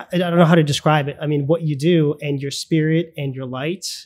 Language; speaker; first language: English; early bilingual, other home language; Russian